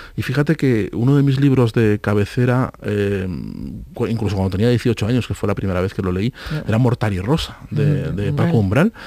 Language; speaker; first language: Spanish; native; Spanish